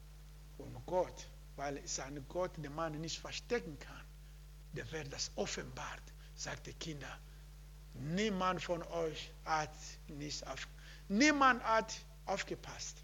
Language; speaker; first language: German; non-native, learner; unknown